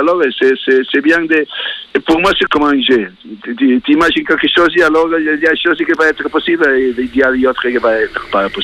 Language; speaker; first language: French; non-native, learner; Spanish